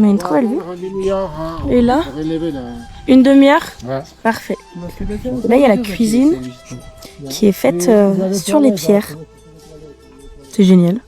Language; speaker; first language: French; native; French